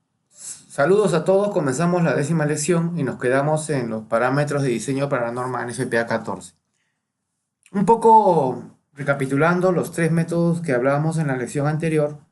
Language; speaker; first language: Spanish; native; Spanish